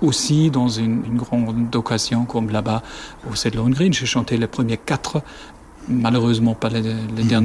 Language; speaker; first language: French; non-native, fluent; German